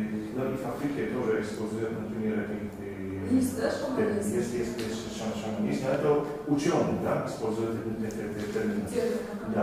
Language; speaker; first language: Russian; non-native, fluent; Polish